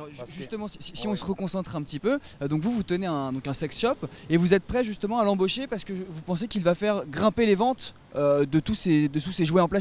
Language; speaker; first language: French; native; French